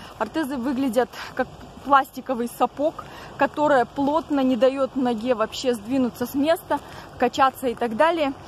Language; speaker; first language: Russian; native; Russian